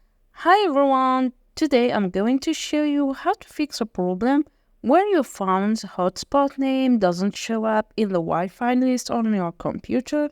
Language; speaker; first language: English; non-native, fluent; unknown